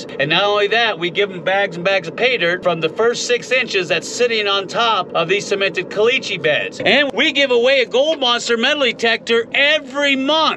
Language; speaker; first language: English; native; English